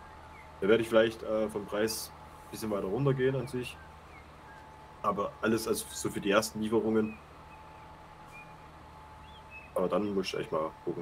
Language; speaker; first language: German; native; German